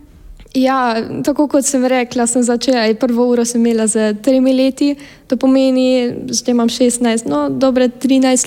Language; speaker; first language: Slovenian; early bilingual, heritage; German